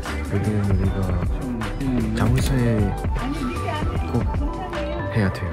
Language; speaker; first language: Korean; non-native, fluent; Thai